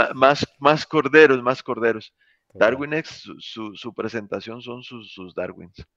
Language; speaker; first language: Spanish; native; Spanish